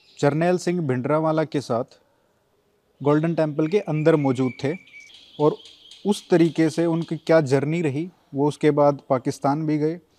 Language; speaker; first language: Hindi; native; Hindi